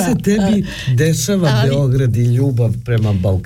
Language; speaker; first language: Serbian; native; Serbian